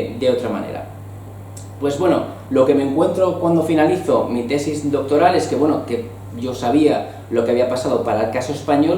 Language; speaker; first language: Spanish; native; Spanish